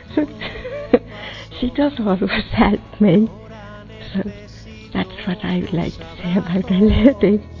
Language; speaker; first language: English; native; English